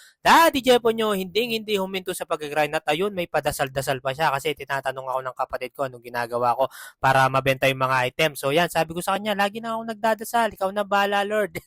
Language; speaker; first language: Filipino; non-native, local second language; Pampanga